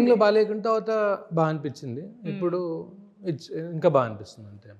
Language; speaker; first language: Telugu; native; Telugu